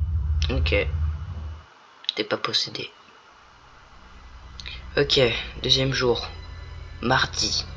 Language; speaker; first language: French; native; French